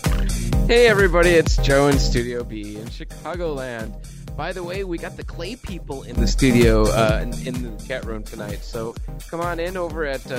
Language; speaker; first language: English; native; English